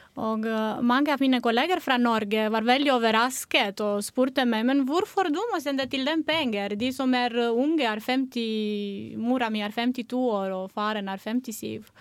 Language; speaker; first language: Norwegian; non-native, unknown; Romanian